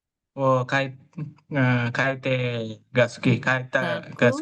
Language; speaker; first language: Japanese; non-native, learner; Indonesian